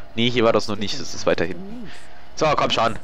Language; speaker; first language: German; native; German